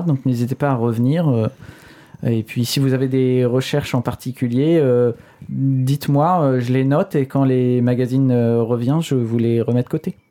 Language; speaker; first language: French; native; French